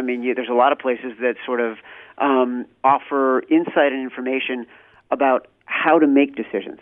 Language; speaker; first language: English; native; English